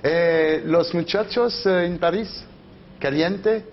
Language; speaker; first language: Spanish; non-native, learner; French